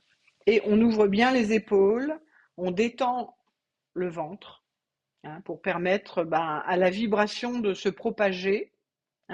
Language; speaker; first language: French; native; French